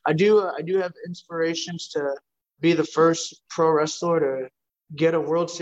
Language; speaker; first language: English; native; English